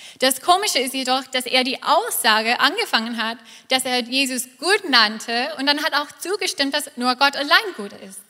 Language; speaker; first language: German; non-native, fluent; English